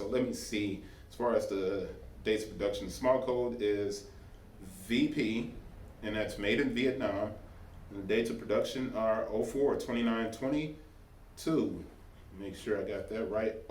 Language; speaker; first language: English; native; English